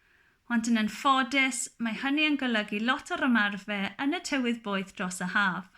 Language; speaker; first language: Welsh; non-native, local second language; English